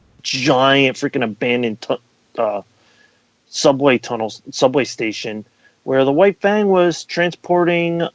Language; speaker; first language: English; native; English